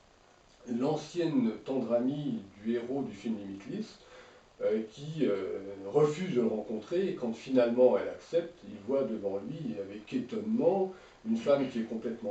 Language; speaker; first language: French; native; French